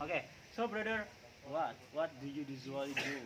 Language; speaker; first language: English; non-native, learner; Indonesian